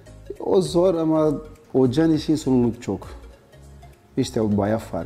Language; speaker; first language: Turkish; non-native, learner; Portuguese